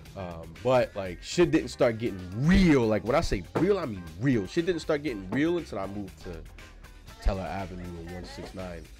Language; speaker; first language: English; native; English